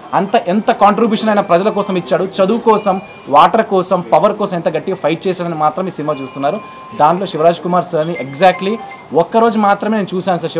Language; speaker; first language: Telugu; native; Telugu